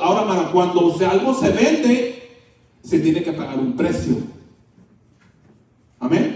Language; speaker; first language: Spanish; native; Spanish